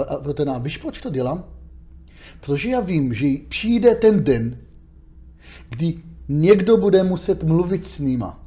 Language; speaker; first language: Czech; non-native, learner; Hebrew